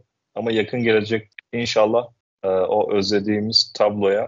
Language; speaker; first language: Turkish; native; Turkish